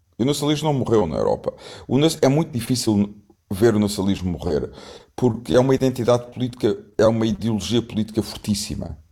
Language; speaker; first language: Portuguese; native; Portuguese